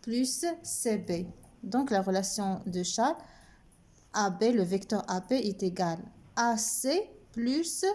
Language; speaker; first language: French; non-native, local second language; Arabic